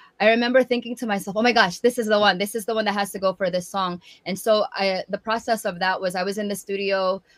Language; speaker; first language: English; early bilingual, other home language; Waray